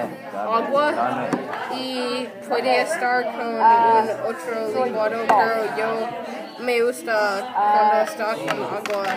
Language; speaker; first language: Spanish; non-native, learner; English